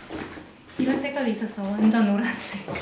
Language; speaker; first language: Korean; non-native, learner; German